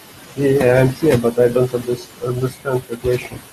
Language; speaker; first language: English; non-native, learner; Russian